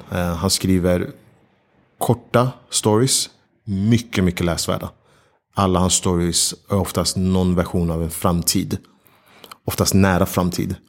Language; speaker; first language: Swedish; early bilingual, other home language; Ganda